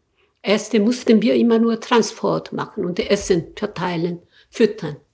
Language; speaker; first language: German; non-native, learner; Korean